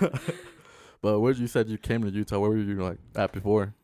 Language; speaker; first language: English; native; English